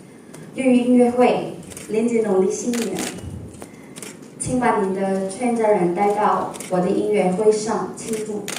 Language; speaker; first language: Chinese; non-native, local second language; Malay